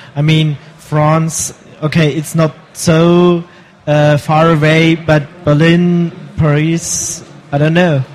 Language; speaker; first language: English; non-native, fluent; German